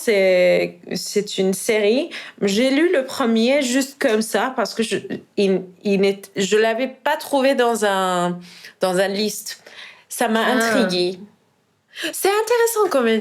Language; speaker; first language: French; non-native, fluent; Persian